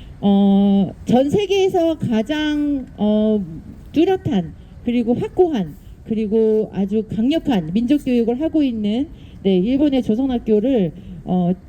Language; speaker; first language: Korean; native; Korean